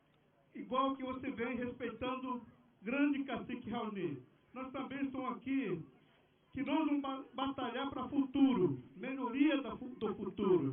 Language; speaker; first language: Portuguese; non-native, local second language; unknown